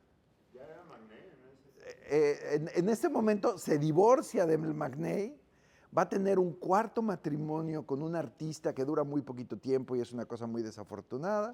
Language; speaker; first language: Spanish; native; Spanish